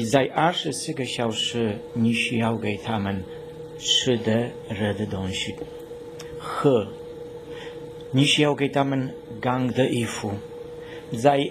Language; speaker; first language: Chinese; non-native, learner; Polish